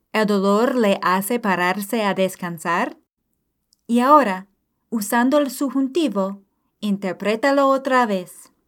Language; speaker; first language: Spanish; non-native, fluent; English